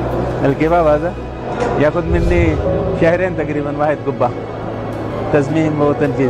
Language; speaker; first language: Arabic; non-native, fluent; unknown